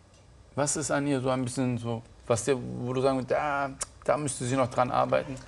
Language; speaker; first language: German; native; German